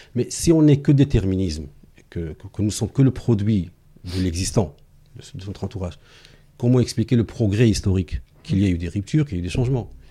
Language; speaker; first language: French; non-native, local second language; Arabic